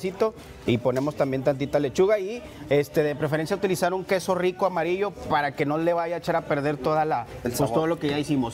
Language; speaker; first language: Spanish; native; Spanish